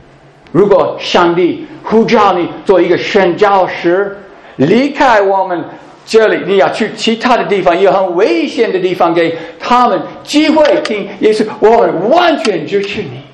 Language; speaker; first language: Chinese; non-native, fluent; English